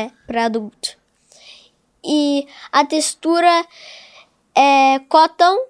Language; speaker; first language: Portuguese; non-native, local second language; English